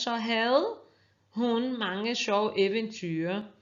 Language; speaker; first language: Danish; non-native, fluent; Portuguese